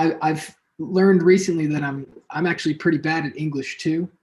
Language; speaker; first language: English; native; English